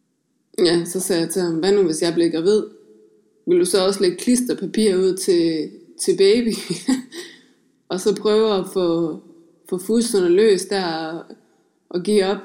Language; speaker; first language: Danish; native; Danish